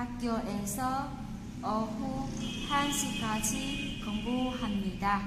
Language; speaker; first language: Korean; non-native, fluent; Vietnamese